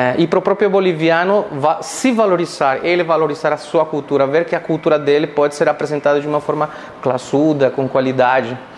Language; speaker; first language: Portuguese; non-native, fluent; Spanish